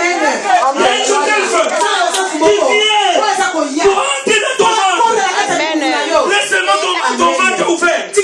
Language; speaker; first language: French; non-native, local second language; Lingala